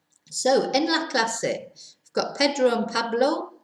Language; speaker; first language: Spanish; non-native, fluent; English